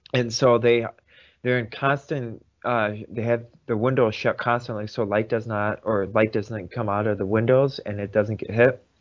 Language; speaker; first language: English; early bilingual, other home language; Russian